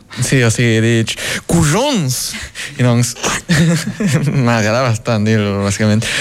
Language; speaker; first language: Catalan; early bilingual, other home language; Chinese